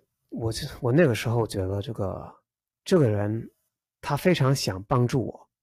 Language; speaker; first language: Chinese; non-native, fluent; English